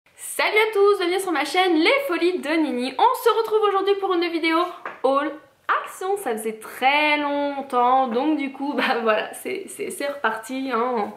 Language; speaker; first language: French; native; French